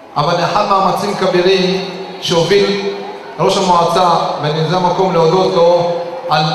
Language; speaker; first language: Hebrew; non-native, local second language; Arabic